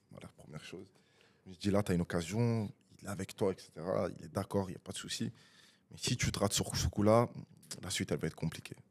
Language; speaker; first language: French; non-native, fluent; Italian